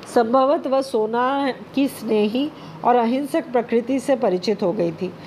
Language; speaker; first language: Hindi; non-native, local second language; Bangla